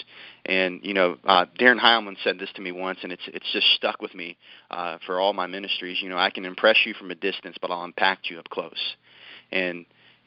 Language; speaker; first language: English; native; English